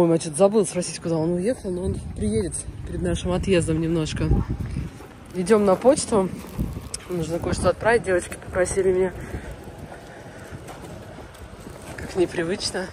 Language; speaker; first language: Russian; native; Russian